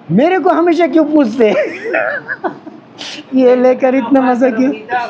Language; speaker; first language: Hindi; non-native, learner; Bangla